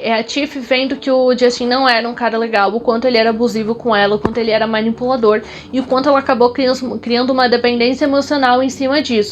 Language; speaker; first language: Portuguese; native; Portuguese